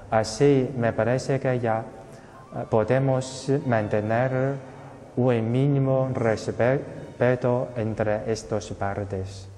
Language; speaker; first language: Spanish; non-native, fluent; Chinese